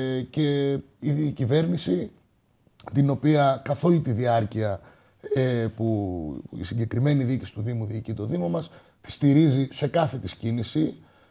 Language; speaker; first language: Greek; native; Greek